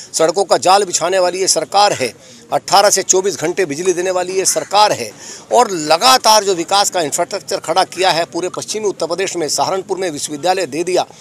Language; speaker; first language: Hindi; native; Hindi